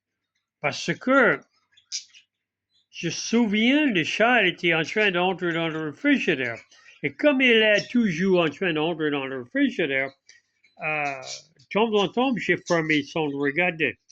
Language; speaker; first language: French; non-native, fluent; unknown